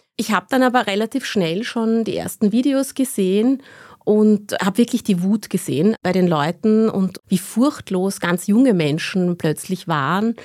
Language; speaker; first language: German; early bilingual, other home language; Persian